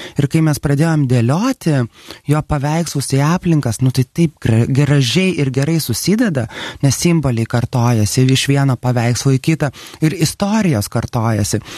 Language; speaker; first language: Lithuanian; native; Lithuanian